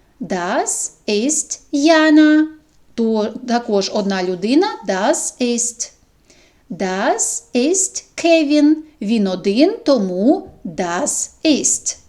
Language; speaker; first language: German; non-native, fluent; Ukrainian